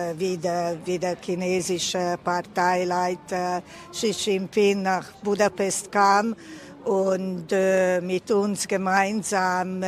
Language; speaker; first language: German; non-native, fluent; Hungarian